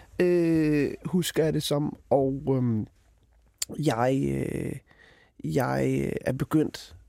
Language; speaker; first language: Danish; early bilingual, other home language; Arabic